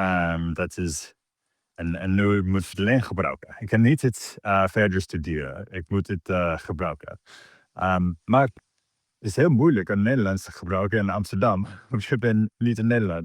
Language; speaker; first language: Dutch; non-native, learner; English